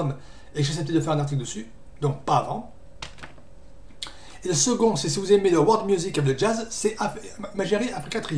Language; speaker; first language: French; native; French